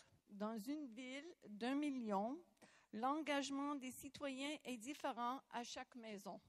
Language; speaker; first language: French; non-native, local second language; English